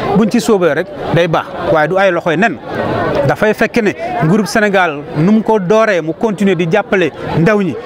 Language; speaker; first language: Wolof; non-native, local second language; Mandingo